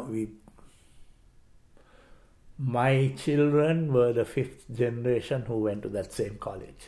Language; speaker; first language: English; non-native, local second language; Sinhala